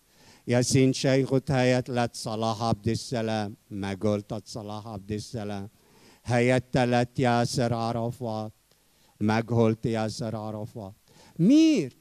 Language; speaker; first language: Hungarian; non-native, fluent; Arabic